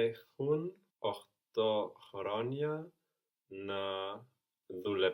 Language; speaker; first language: Greek; non-native, learner; English